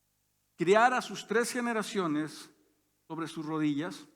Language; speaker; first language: Spanish; native; Spanish